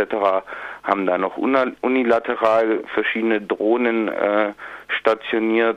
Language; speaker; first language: German; native; German